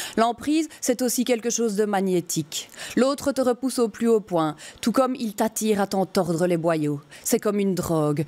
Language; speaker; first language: French; native; French